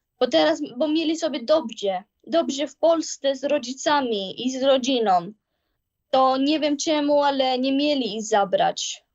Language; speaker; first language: Polish; early bilingual, heritage; Polish